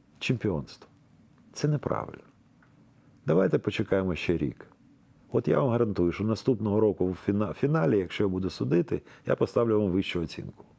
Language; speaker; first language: Ukrainian; non-native, local second language; Russian